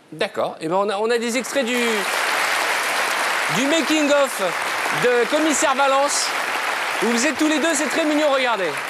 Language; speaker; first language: French; native; French